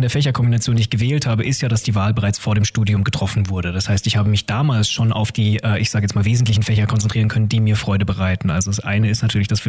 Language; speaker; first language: German; native; German